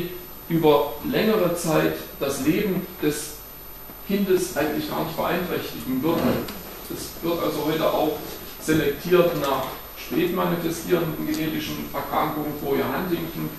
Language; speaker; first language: German; native; German